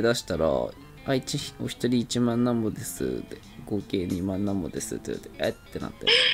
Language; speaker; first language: Japanese; native; Japanese